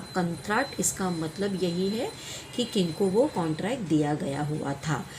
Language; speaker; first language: Hindi; non-native, local second language; Marathi